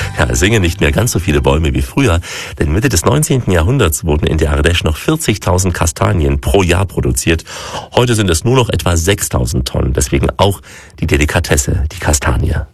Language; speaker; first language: German; native; German